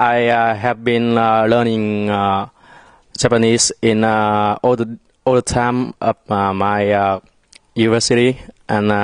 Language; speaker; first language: English; non-native, learner; Vietnamese